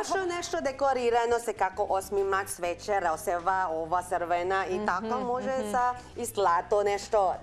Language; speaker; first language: Macedonian; non-native, learner; Filipino